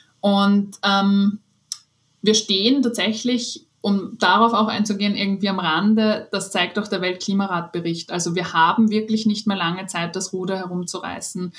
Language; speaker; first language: German; native; German